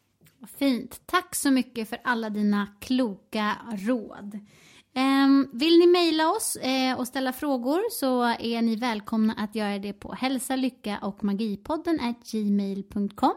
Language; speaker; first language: Swedish; native; Swedish